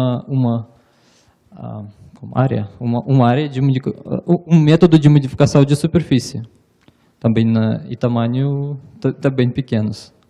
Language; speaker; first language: Portuguese; non-native, learner; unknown